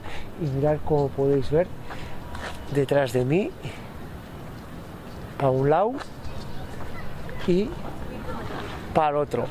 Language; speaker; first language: Spanish; native; Spanish